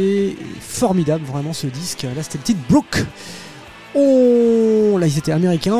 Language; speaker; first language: French; native; French